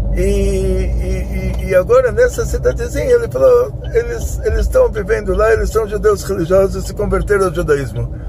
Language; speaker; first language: Portuguese; native; Portuguese